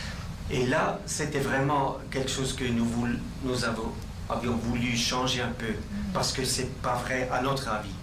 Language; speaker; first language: French; non-native, local second language; German